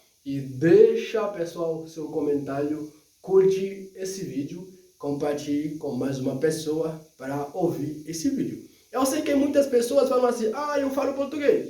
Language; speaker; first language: Portuguese; non-native, fluent; Haitian Creole